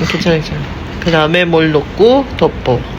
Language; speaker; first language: Korean; non-native, fluent; Filipino